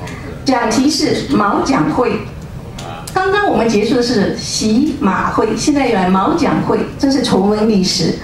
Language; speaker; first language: Chinese; native; Chinese